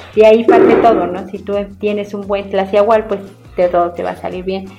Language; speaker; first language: Spanish; native; Spanish